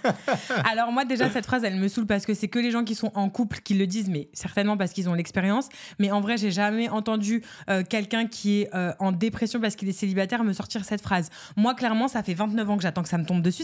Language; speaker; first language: French; native; French